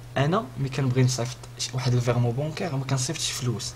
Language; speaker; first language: French; non-native, local second language; Arabic